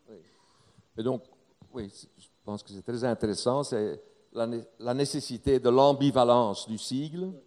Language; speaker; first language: French; native; French